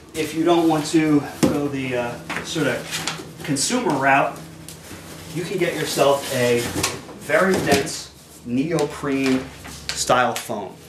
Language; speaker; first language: English; native; English